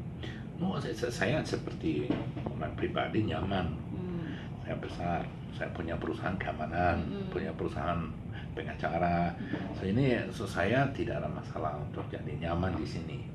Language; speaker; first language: Indonesian; non-native, learner; Swedish